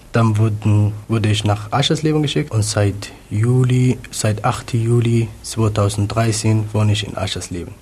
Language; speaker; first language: German; non-native, fluent; Somali